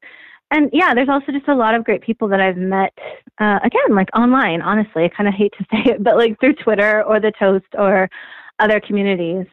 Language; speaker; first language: English; native; English